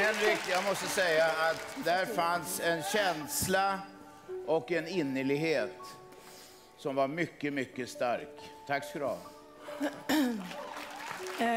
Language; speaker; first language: Swedish; native; Swedish